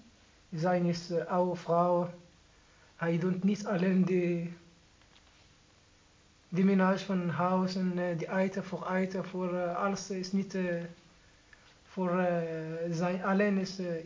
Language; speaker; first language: Dutch; non-native, learner; Arabic